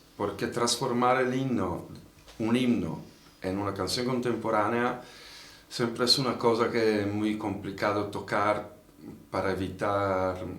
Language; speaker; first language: Spanish; non-native, fluent; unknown